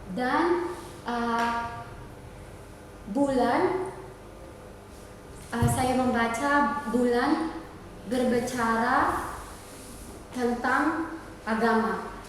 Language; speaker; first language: Indonesian; non-native, learner; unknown